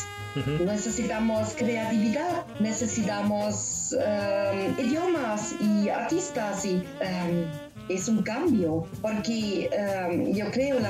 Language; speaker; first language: Spanish; non-native, learner; German